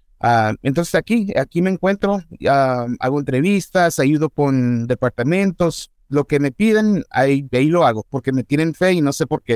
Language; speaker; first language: Spanish; early bilingual, heritage; Spanish